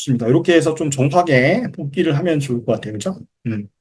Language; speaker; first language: Korean; native; Korean